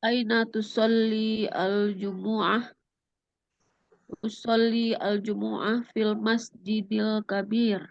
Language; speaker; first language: Arabic; non-native, learner; Indonesian